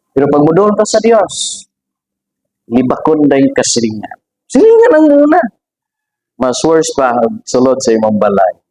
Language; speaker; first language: Cebuano; native; Cebuano